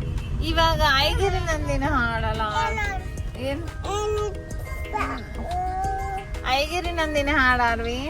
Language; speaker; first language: Kannada; native; Kannada